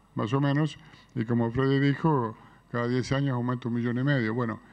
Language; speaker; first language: Spanish; native; Spanish